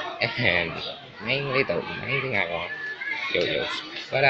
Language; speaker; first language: Vietnamese; early bilingual, heritage; Vietnamese